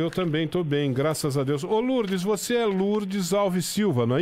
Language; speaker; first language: Portuguese; native; Portuguese